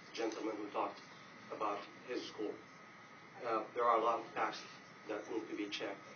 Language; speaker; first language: English; non-native, fluent; Arabic